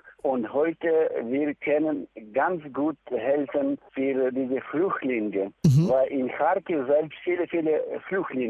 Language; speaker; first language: German; non-native, learner; Ukrainian